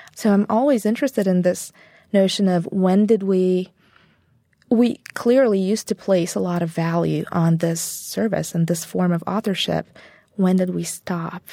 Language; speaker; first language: English; non-native, fluent; Bulgarian